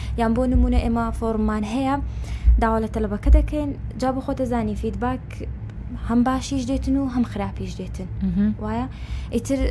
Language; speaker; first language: Central Kurdish; non-native, local second language; Kurdish